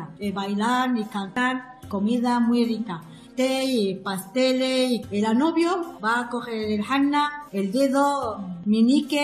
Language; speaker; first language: Spanish; non-native, learner; Arabic